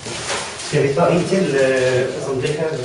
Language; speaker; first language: Swedish; non-native, learner; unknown